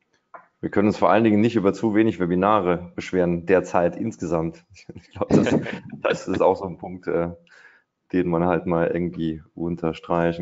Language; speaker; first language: German; native; German